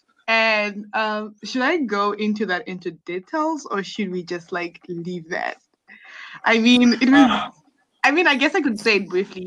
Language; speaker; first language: English; non-native, local second language; Shona